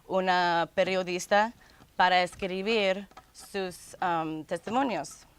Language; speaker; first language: Spanish; non-native, fluent; English